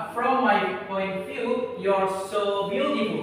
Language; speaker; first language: English; non-native, learner; Indonesian